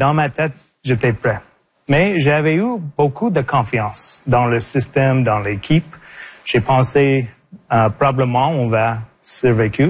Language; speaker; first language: French; non-native, local second language; English